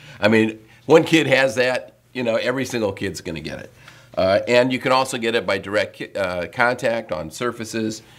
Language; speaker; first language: English; native; English